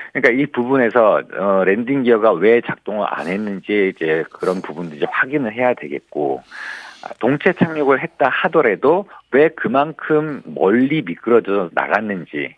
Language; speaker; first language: Korean; native; Korean